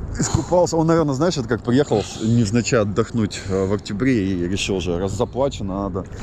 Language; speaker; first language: Russian; native; Russian